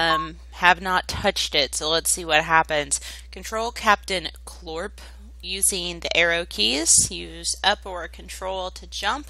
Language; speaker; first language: English; native; English